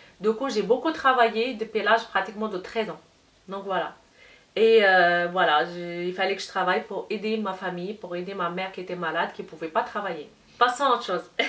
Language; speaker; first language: French; non-native, local second language; Arabic